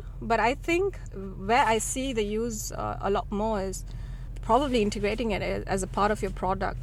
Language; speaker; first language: English; non-native, local second language; Tamil